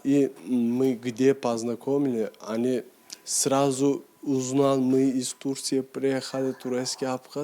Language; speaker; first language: Russian; non-native, learner; Turkish